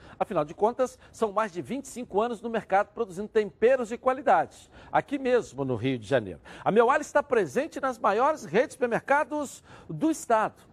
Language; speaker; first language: Portuguese; native; Portuguese